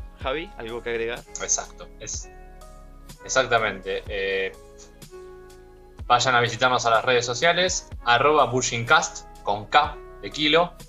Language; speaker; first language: Spanish; native; Spanish